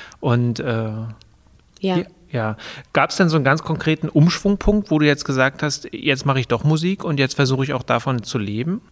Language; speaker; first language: German; native; German